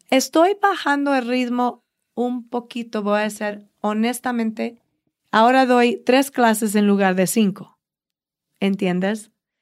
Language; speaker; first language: Spanish; early bilingual, heritage; Spanish